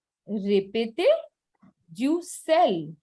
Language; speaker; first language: French; non-native, fluent; Hindi